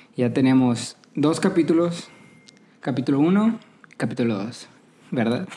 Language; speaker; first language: Spanish; native; Spanish